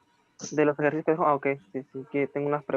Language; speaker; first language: Spanish; native; Spanish